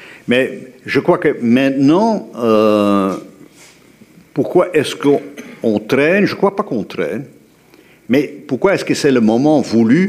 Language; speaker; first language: French; native; French